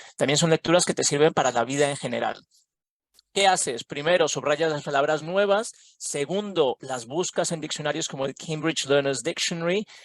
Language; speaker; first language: Spanish; native; Spanish